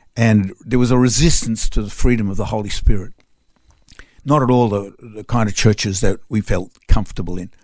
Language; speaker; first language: English; non-native, local second language; French